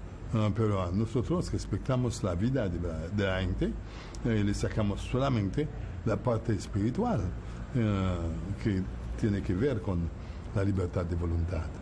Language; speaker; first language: Spanish; non-native, fluent; Haitian Creole